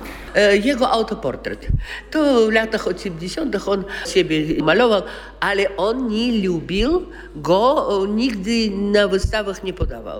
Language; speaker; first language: Polish; non-native, local second language; Russian